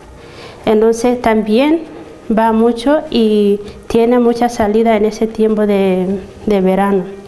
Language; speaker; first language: Spanish; non-native, fluent; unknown